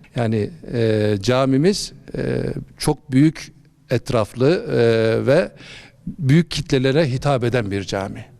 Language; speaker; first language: Turkish; native; Turkish